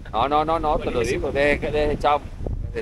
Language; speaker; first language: Spanish; native; Spanish